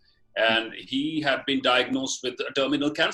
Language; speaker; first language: English; non-native, local second language; Punjabi